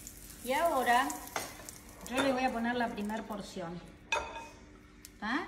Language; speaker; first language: Spanish; native; Spanish